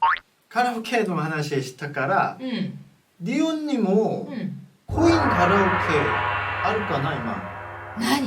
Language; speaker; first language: Japanese; non-native, fluent; Korean